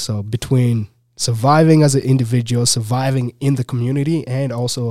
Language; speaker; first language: English; non-native, local second language; Ganda